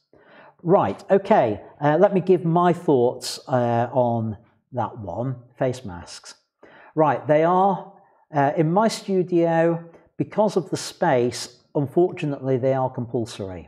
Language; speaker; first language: English; native; English